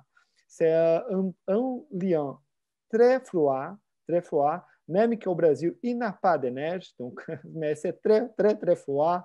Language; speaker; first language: French; non-native, fluent; Portuguese